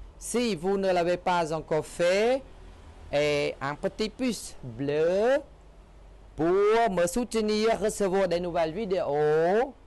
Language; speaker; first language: French; non-native, fluent; Khmer